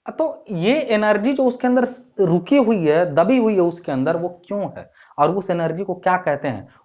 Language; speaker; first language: Hindi; native; Hindi